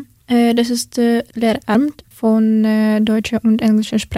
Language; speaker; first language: German; non-native, learner; Ukrainian